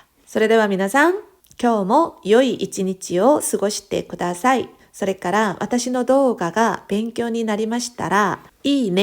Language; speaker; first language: Japanese; non-native, fluent; Korean